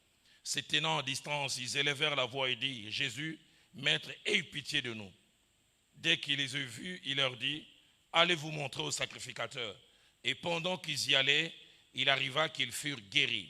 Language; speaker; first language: French; non-native, local second language; Lingala